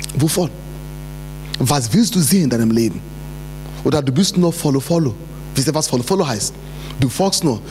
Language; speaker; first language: German; non-native, fluent; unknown